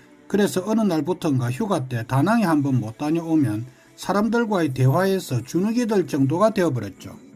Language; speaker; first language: Korean; native; Korean